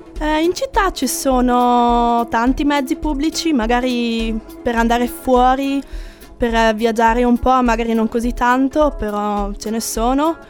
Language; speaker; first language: Italian; non-native, local second language; German